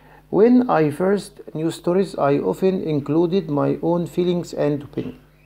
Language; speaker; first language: English; non-native, fluent; Arabic